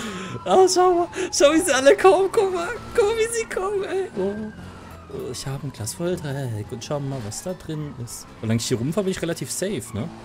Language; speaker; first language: German; native; German